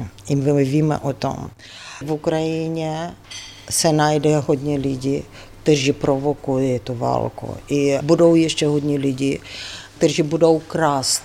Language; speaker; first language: Czech; non-native, fluent; Ukrainian